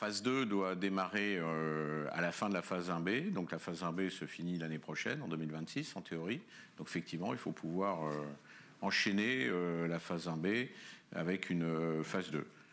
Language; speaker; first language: French; native; French